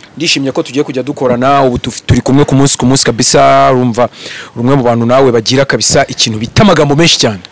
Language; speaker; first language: Kinyarwanda; native; Kinyarwanda